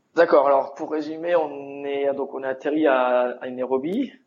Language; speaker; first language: French; native; French